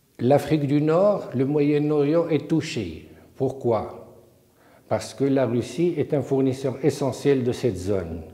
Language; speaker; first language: French; non-native, local second language; Arabic